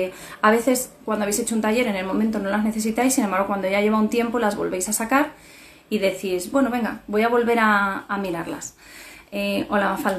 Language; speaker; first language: Spanish; native; Spanish